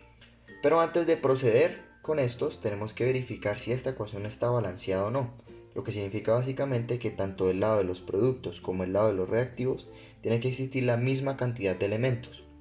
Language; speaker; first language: Spanish; native; Spanish